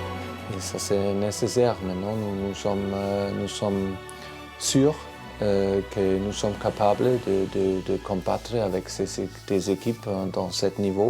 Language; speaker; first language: French; non-native, fluent; German